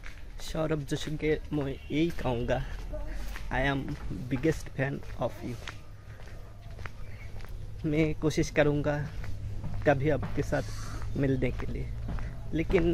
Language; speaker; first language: Hindi; non-native, fluent; Bangla